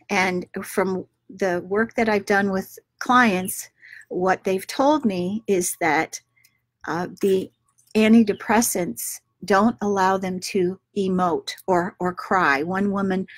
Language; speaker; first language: English; native; English